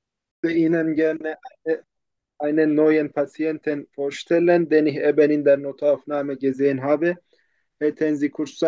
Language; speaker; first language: German; non-native, learner; Turkish